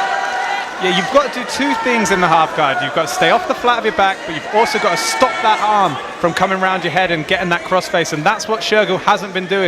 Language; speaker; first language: English; native; English